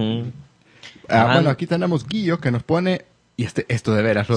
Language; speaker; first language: Spanish; native; Spanish